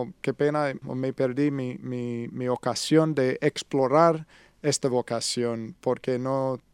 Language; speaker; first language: Spanish; non-native, learner; English